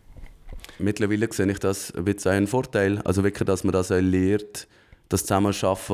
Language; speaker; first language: German; native; German